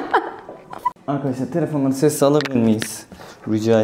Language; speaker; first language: Turkish; native; Turkish